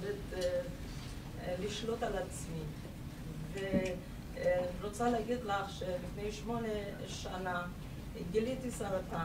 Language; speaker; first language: Hebrew; non-native, learner; Persian